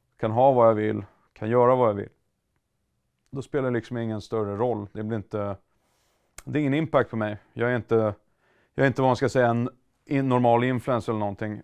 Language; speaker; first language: Swedish; native; Swedish